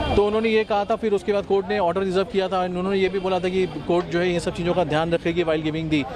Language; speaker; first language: Hindi; native; Hindi